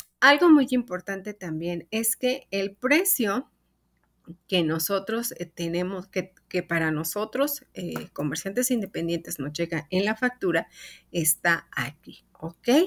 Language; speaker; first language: Spanish; native; Spanish